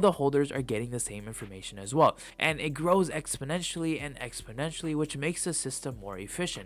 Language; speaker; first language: English; native; English